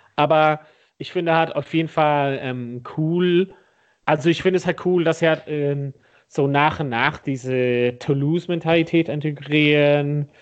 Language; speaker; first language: German; non-native, fluent; English